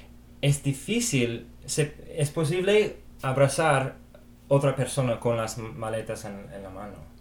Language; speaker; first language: Spanish; non-native, fluent; English